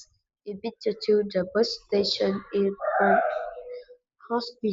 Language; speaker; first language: English; non-native, learner; Vietnamese